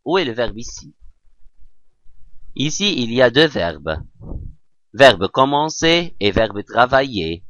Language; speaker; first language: French; non-native, fluent; Arabic